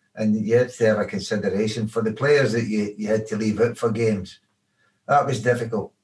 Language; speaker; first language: English; native; English